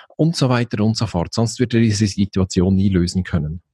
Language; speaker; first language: German; native; German